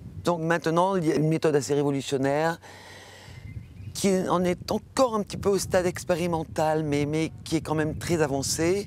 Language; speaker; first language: French; native; French